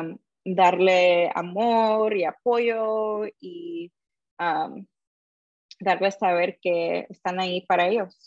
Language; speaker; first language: Spanish; early bilingual, heritage; Spanish